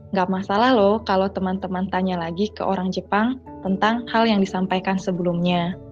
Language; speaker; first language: Indonesian; native; Indonesian